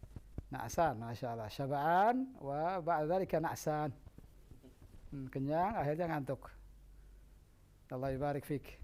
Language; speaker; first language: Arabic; non-native, fluent; Indonesian